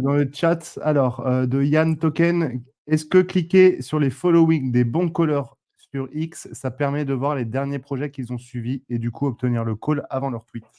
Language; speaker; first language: French; native; French